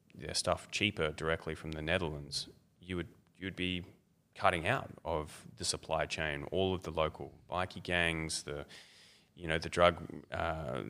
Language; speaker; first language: English; native; English